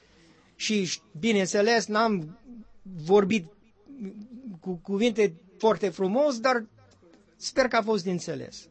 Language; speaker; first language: Romanian; non-native, learner; English